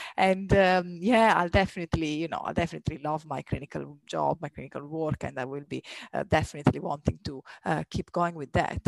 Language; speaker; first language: English; non-native, fluent; Italian